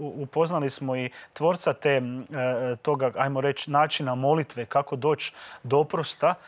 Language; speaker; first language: Croatian; native; Croatian